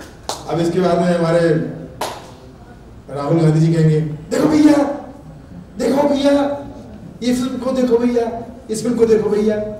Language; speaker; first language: Hindi; native; Hindi